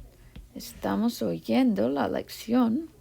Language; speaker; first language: Spanish; non-native, fluent; English